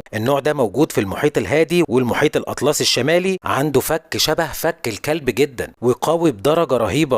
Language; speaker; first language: Arabic; native; Arabic